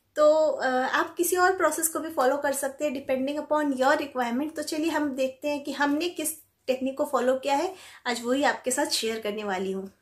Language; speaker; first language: Hindi; native; Hindi